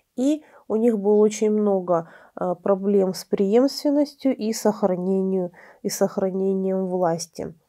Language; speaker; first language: Russian; native; Russian